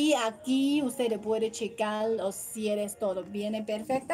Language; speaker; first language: Spanish; non-native, learner; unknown